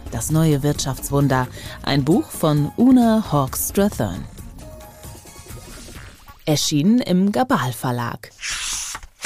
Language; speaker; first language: German; native; German